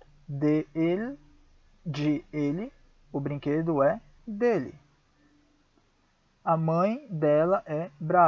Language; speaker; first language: Portuguese; non-native, fluent; Spanish